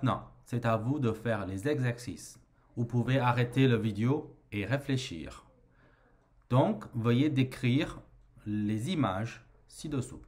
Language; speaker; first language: French; non-native, fluent; Chinese